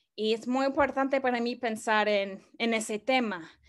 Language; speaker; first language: Spanish; non-native, fluent; English